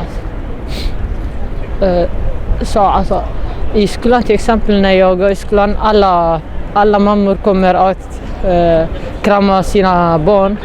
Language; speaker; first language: Swedish; non-native, learner; Tigrinya